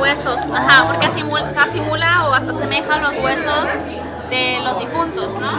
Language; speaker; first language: Spanish; native; Spanish